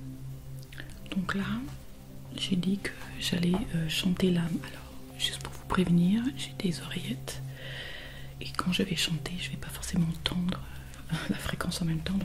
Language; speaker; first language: French; native; French